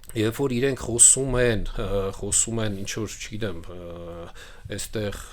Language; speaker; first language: Armenian; native; Armenian